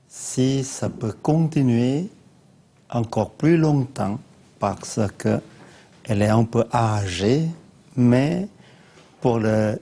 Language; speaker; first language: French; non-native, learner; Lao